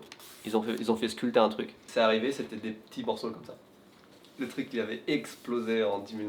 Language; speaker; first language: French; native; French